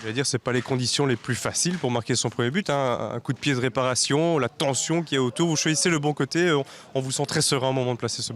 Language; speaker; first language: French; native; French